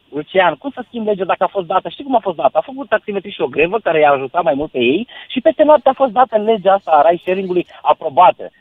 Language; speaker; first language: Romanian; native; Romanian